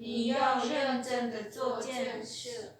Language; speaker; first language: Chinese; non-native, learner; Lao